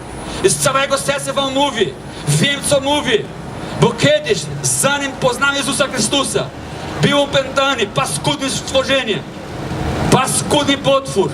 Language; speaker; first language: Polish; non-native, fluent; Portuguese